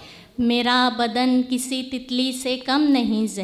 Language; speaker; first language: Hindi; native; Hindi